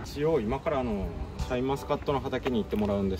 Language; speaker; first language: Japanese; native; Japanese